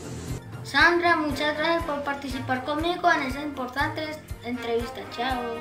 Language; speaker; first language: Spanish; native; Spanish